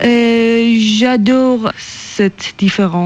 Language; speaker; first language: French; non-native, learner; Persian